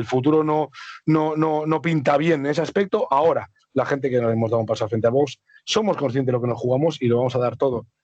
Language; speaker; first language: Spanish; native; Spanish